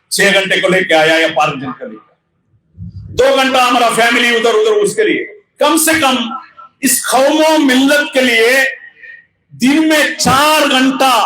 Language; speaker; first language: Kannada; non-native, local second language; Urdu